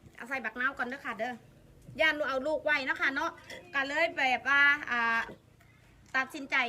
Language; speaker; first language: Thai; non-native, local second language; Northeastern Thai